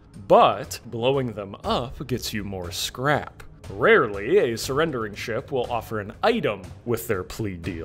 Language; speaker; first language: English; native; English